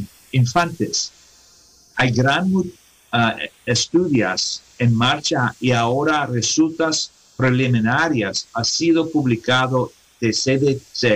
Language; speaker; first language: Spanish; non-native, learner; English